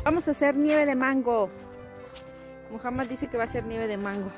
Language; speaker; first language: Spanish; native; Spanish